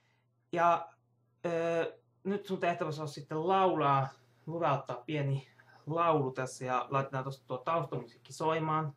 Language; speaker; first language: Finnish; native; Finnish